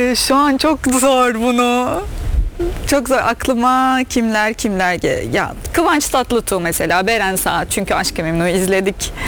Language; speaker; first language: Turkish; non-native, fluent; Arabic